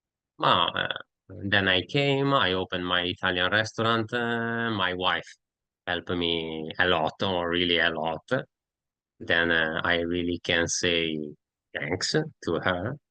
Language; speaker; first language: English; non-native, learner; Italian